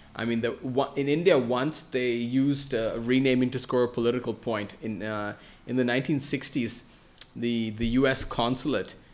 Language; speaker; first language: English; non-native, local second language; Malayalam